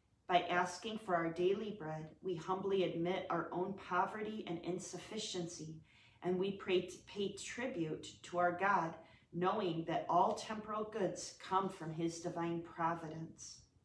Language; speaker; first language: English; native; English